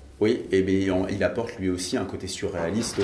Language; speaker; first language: French; native; French